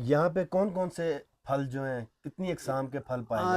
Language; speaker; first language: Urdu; non-native, local second language; Punjabi